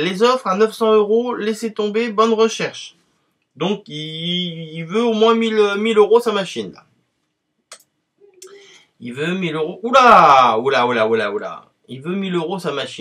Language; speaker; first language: French; native; French